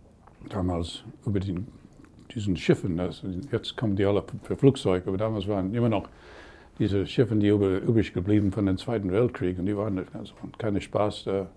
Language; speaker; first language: German; non-native, fluent; English